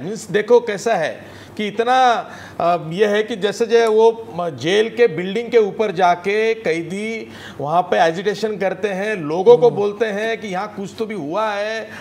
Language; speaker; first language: Hindi; non-native, local second language; Marathi